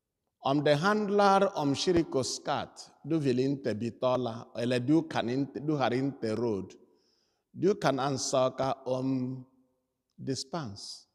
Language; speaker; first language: Swedish; non-native, fluent; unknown